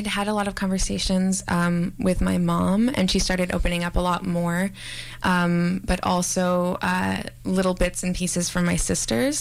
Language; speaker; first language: English; native; English